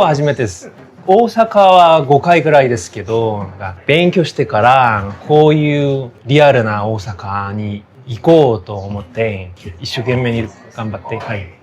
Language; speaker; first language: Japanese; non-native, fluent; Korean